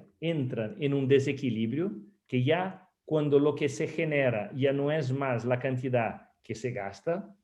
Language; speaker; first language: Spanish; non-native, fluent; Portuguese